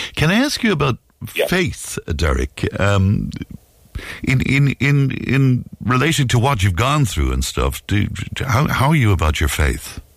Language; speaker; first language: English; native; English